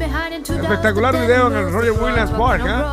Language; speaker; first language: Spanish; native; Spanish